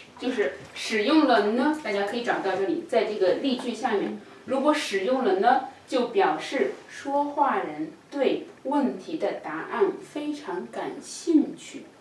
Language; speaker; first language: Chinese; native; Chinese